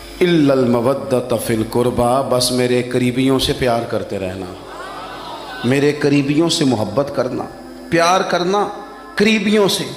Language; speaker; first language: Urdu; non-native, local second language; Punjabi